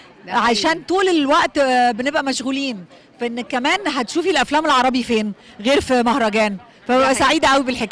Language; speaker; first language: Arabic; native; Arabic